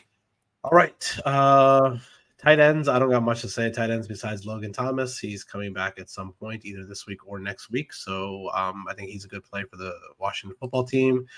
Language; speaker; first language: English; native; English